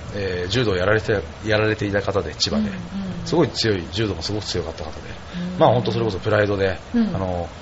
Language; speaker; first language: Japanese; native; Japanese